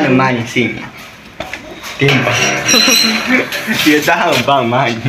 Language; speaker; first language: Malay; non-native, learner; Chinese